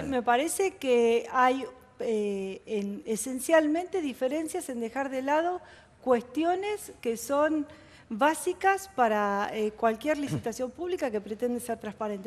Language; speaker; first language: Spanish; native; Spanish